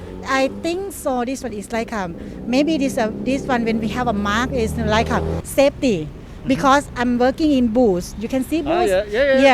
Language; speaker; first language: English; non-native, learner; Thai